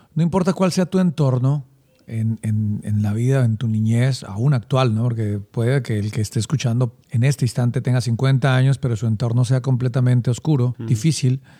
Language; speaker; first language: Spanish; native; Spanish